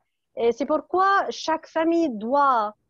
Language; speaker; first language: French; non-native, fluent; Arabic